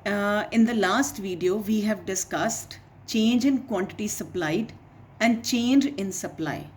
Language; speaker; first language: English; non-native, local second language; Punjabi